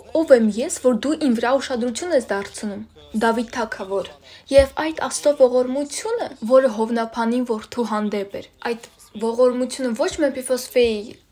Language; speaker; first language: Armenian; non-native, local second language; Russian